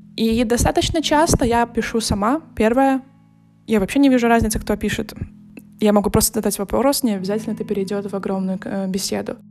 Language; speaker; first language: Russian; native; Russian